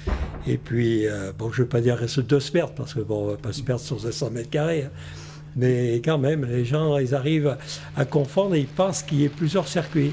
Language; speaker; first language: French; native; French